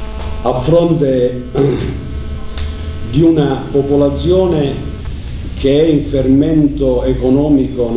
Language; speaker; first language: Italian; native; Italian